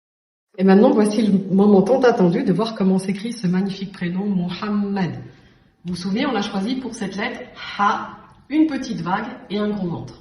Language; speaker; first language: French; native; French